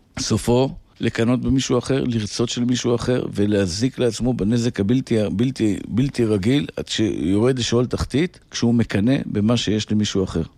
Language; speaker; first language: Hebrew; native; Hebrew